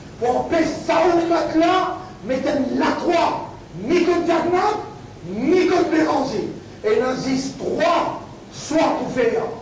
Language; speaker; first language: French; non-native, local second language; Morisyen